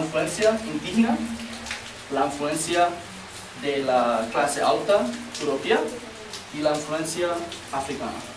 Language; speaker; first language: Spanish; non-native, learner; English